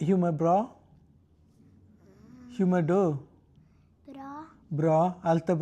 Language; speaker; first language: Swedish; non-native, learner; Malayalam